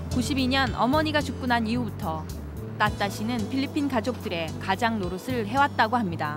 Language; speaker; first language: Korean; native; Korean